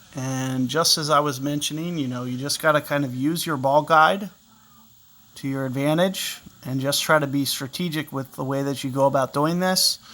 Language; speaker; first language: English; native; English